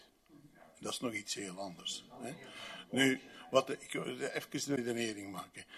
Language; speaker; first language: Dutch; native; Dutch